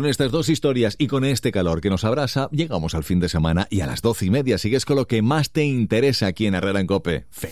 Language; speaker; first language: Spanish; native; Spanish